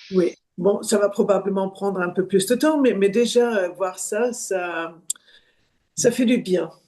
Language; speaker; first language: French; non-native, fluent; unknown